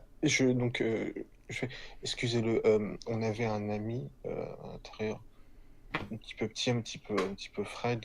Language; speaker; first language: French; native; French